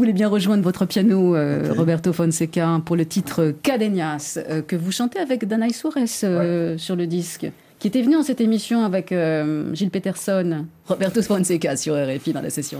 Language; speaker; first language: French; native; French